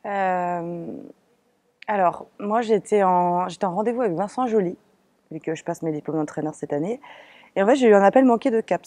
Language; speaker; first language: French; native; French